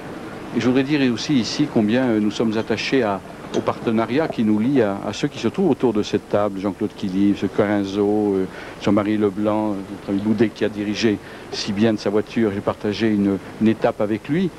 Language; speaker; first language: French; native; French